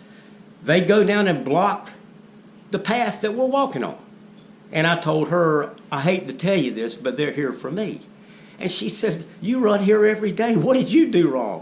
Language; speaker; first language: English; native; English